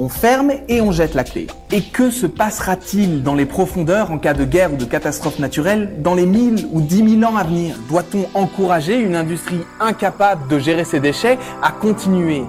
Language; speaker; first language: French; native; French